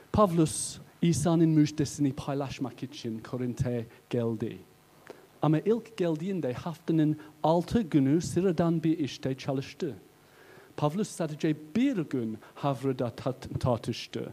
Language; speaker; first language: Turkish; non-native, learner; English